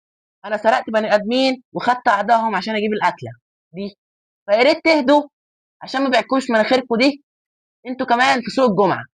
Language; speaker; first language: Arabic; native; Arabic